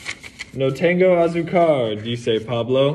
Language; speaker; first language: Spanish; non-native, learner; English